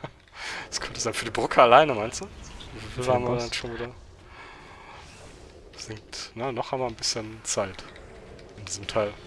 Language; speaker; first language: German; native; German